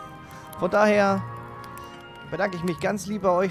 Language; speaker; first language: German; native; German